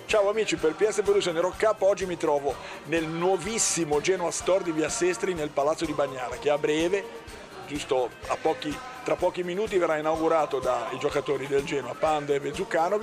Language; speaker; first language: Italian; native; Italian